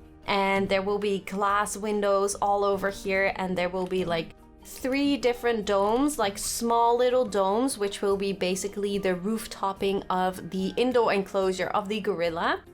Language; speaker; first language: English; non-native, fluent; Dutch